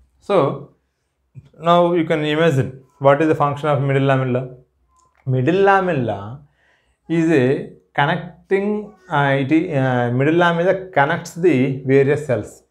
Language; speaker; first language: English; non-native, local second language; Telugu